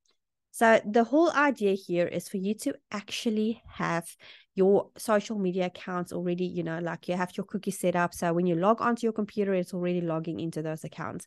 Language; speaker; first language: English; native; English